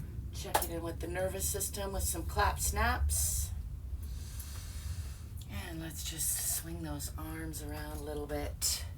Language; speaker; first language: English; native; English